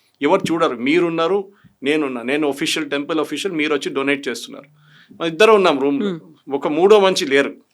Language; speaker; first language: Telugu; non-native, fluent; Malayalam